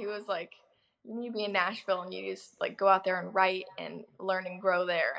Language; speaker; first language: English; native; English